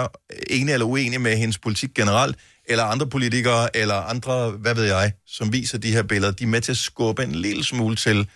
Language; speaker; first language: Danish; native; Danish